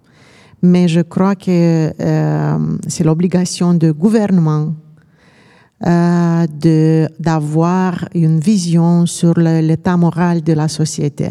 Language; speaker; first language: French; non-native, fluent; Romanian